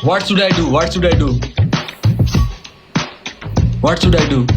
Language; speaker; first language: English; non-native, learner; Nepali